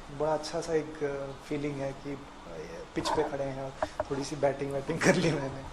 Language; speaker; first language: Hindi; non-native, local second language; Kannada